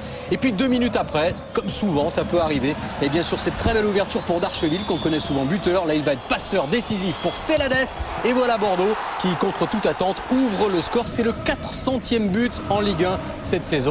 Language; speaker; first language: French; native; French